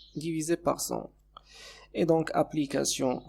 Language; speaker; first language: French; non-native, local second language; Arabic